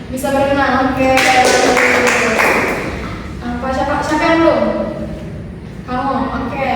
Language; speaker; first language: Indonesian; native; Indonesian